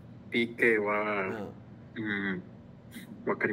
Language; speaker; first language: Japanese; non-native, learner; Spanish